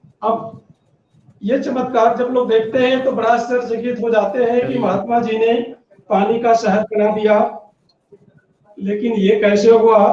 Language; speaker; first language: Hindi; native; Hindi